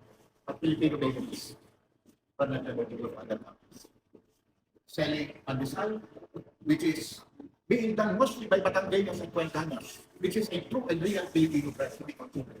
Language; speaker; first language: English; non-native, local second language; Filipino